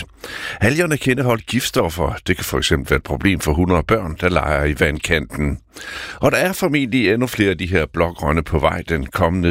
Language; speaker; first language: Danish; native; Danish